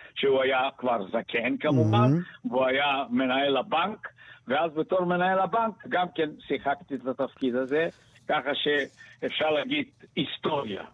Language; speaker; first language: Hebrew; non-native, fluent; Bulgarian